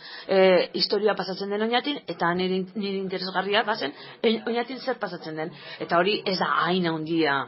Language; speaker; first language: Basque; non-native, local second language; Spanish